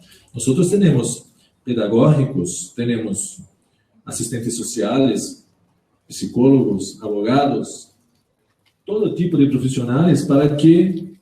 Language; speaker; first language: Spanish; non-native, learner; Portuguese